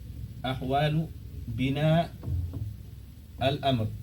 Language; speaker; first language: Arabic; non-native, fluent; Fula